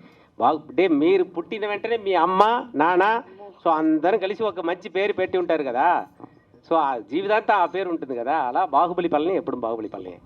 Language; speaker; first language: Telugu; native; Telugu